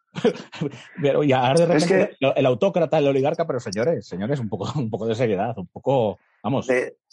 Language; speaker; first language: Spanish; native; Spanish